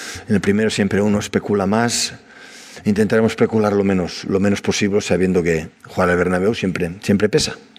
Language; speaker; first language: Spanish; non-native, local second language; Catalan